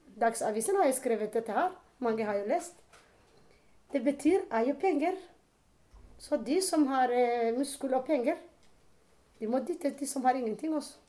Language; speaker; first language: Norwegian; non-native, learner; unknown